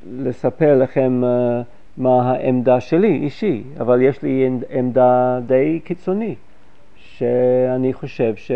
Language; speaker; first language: Hebrew; non-native, fluent; English